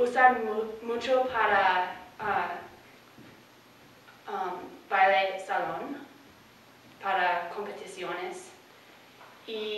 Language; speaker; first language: Spanish; non-native, learner; English